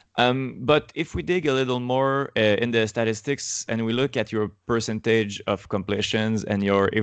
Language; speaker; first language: English; non-native, learner; French